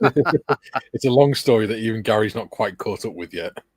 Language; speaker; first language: English; native; English